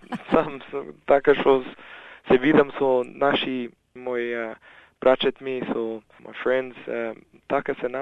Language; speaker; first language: Macedonian; early bilingual, heritage; Macedonian